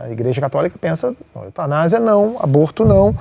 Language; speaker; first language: Portuguese; native; Portuguese